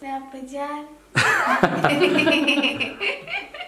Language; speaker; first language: Turkish; non-native, learner; Indonesian